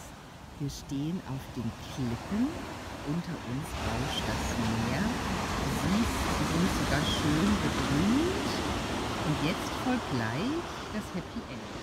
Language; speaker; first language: German; native; German